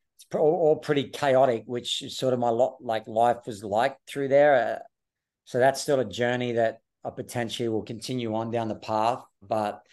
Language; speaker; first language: English; native; English